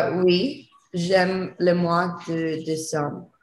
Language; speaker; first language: French; non-native, learner; Spanish